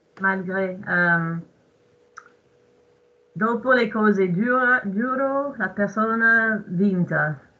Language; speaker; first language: Italian; non-native, learner; English